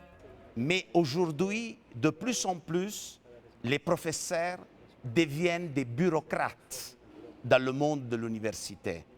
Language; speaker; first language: French; non-native, fluent; Italian